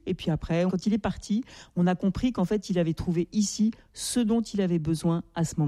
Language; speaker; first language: French; native; French